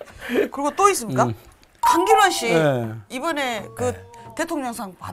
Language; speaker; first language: Korean; native; Korean